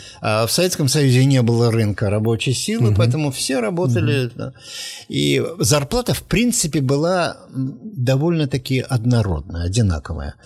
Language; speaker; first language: Russian; native; Russian